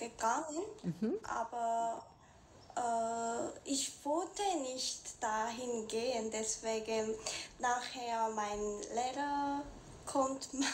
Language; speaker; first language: German; non-native, learner; Korean